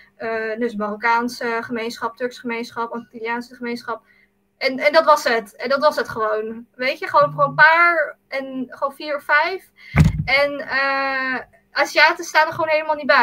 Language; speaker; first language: Dutch; early bilingual, other home language; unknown